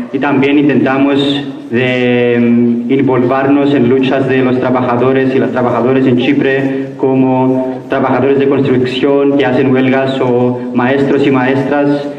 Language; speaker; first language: Spanish; non-native, learner; Greek